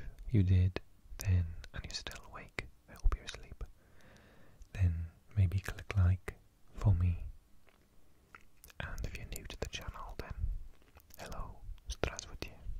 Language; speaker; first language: English; native; English